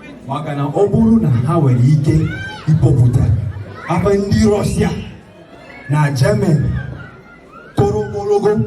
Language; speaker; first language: Igbo; early bilingual, heritage; Igbo